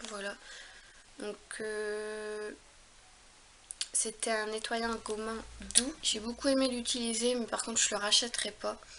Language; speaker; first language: French; native; French